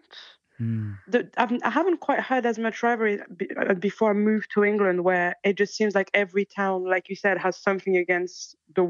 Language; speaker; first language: English; non-native, fluent; French